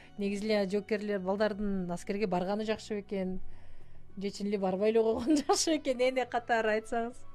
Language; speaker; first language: Kyrgyz; native; Kyrgyz